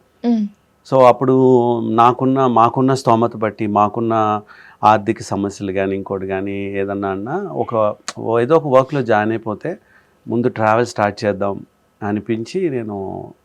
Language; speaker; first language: Telugu; native; Telugu